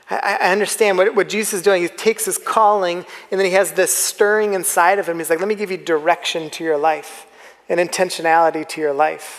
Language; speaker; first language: English; native; English